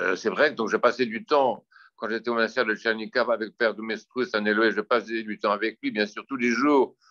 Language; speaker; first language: French; native; French